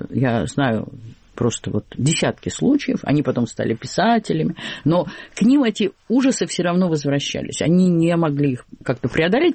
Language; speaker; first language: Russian; native; Russian